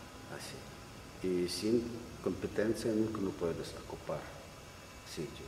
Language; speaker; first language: Spanish; non-native, learner; Russian